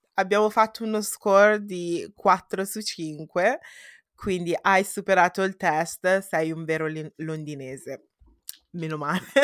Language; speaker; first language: Italian; early bilingual, heritage; Italian